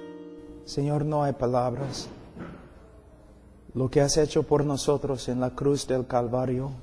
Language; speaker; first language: Spanish; non-native, fluent; English